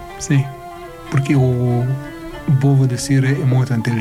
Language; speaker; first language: Portuguese; non-native, learner; Arabic